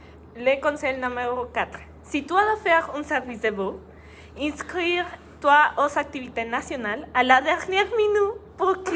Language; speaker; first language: French; non-native, learner; Spanish